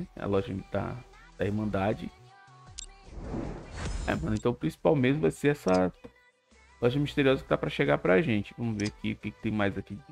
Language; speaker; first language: Portuguese; native; Portuguese